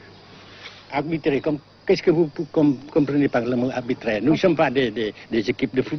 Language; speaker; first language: French; non-native, fluent; Vietnamese